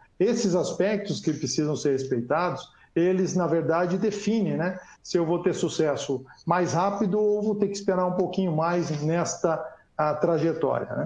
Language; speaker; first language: Portuguese; native; Portuguese